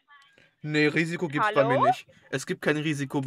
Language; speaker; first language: German; native; German